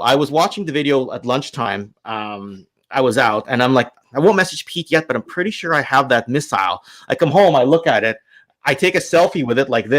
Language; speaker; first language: English; native; English